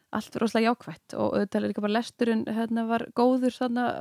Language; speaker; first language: Icelandic; native; Icelandic